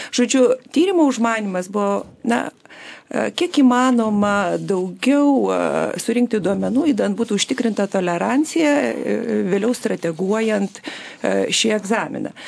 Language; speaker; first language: Lithuanian; native; Lithuanian